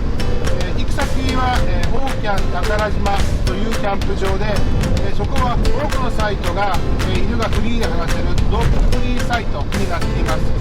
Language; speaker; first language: Japanese; native; Japanese